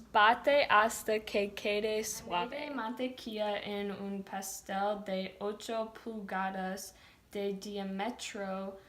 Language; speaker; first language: Spanish; non-native, learner; English